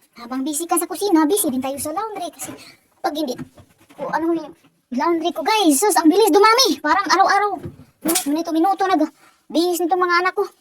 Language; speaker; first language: Filipino; non-native, local second language; Cebuano